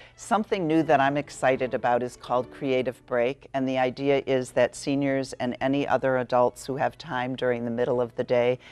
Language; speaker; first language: English; native; English